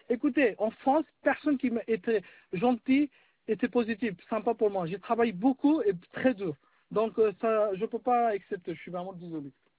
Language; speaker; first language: French; non-native, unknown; Bangla